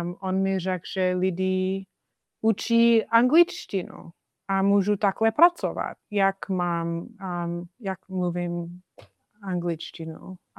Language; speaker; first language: Czech; non-native, fluent; English